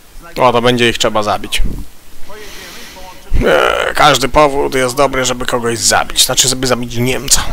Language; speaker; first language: Polish; native; Polish